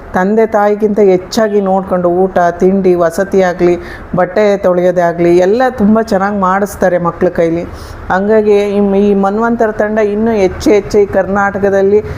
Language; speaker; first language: Kannada; native; Kannada